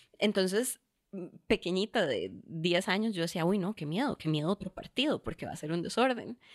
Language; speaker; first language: Spanish; native; Spanish